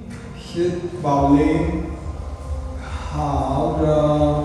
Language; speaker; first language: Vietnamese; non-native, learner; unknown